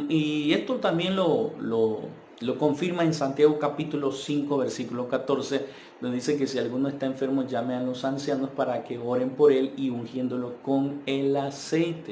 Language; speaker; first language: Spanish; native; Spanish